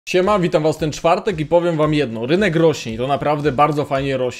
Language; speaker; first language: Polish; native; Polish